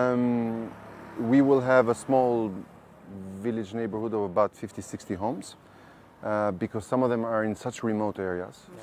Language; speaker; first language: English; non-native, fluent; Albanian